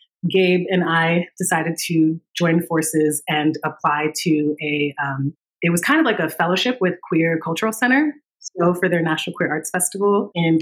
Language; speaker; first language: English; native; English